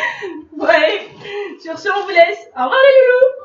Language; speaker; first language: French; native; French